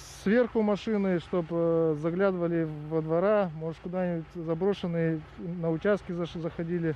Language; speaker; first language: Russian; native; Russian